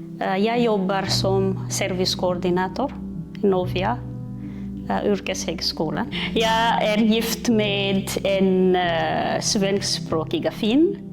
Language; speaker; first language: Swedish; non-native, learner; Malagasy